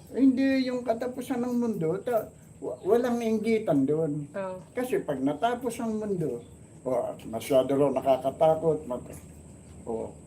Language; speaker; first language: Filipino; non-native, local second language; Bikol